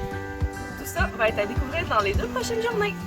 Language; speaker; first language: French; native; French